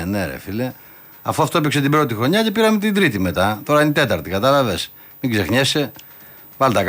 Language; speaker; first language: Greek; native; Greek